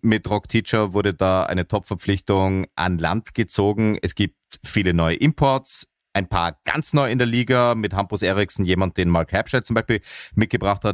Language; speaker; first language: German; native; German